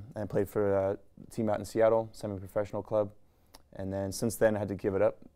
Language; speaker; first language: English; native; English